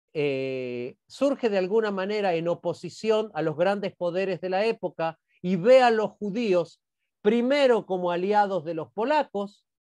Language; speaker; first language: Spanish; native; Spanish